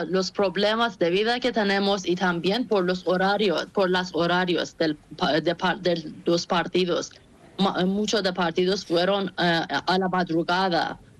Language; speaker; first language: Spanish; non-native, learner; Persian